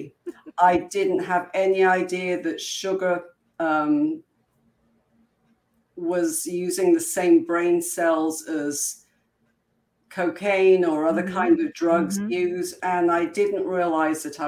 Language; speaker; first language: English; native; English